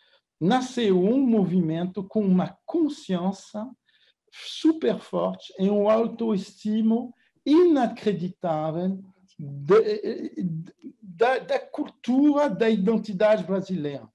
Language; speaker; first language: Portuguese; non-native, fluent; French